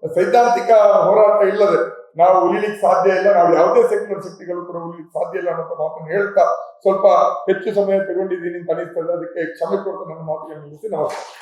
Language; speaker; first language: Kannada; non-native, local second language; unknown